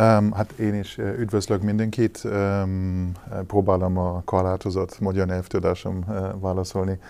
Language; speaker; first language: Hungarian; non-native, learner; German